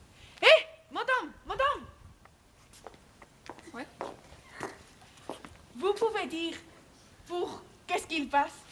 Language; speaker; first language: French; non-native, learner; Spanish